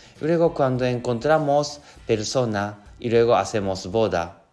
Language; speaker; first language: Spanish; non-native, learner; Japanese